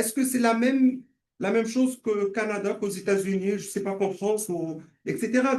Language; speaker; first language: French; non-native, local second language; Arabic